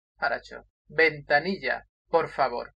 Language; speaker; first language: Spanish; non-native, fluent; Russian